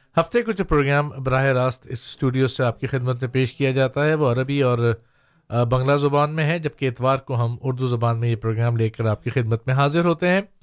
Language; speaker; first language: Urdu; native; Urdu